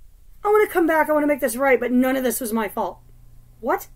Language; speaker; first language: English; native; English